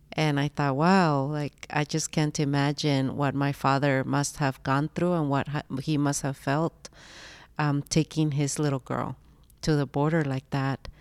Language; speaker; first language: English; early bilingual, other home language; Spanish